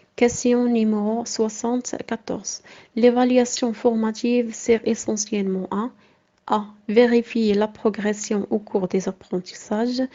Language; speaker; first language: French; non-native, local second language; Arabic